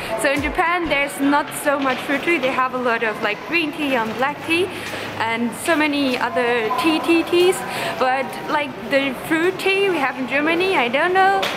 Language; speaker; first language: English; non-native, fluent; German